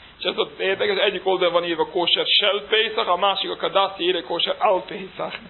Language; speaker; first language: Hungarian; non-native, fluent; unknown